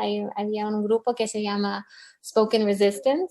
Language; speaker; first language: Spanish; early bilingual, heritage; English